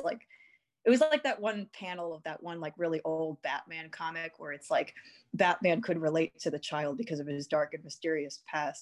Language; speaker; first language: English; native; English